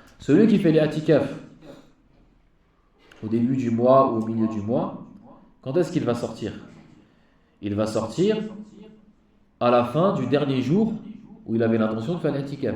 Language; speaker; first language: French; native; French